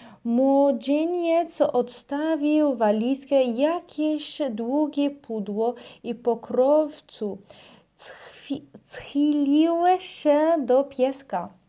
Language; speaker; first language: Polish; non-native, learner; Arabic